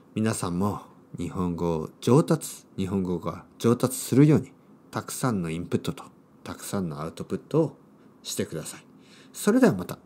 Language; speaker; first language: Japanese; native; Japanese